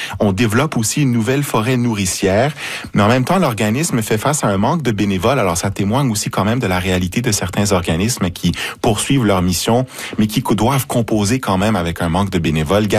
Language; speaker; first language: French; native; French